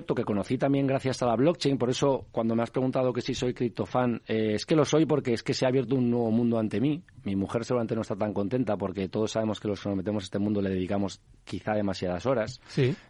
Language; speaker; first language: Spanish; native; Spanish